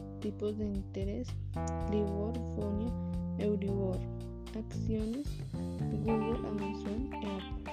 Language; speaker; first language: Spanish; native; Spanish